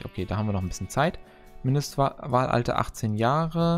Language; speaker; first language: German; native; German